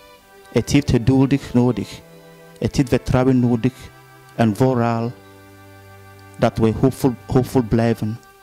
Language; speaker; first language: Dutch; non-native, fluent; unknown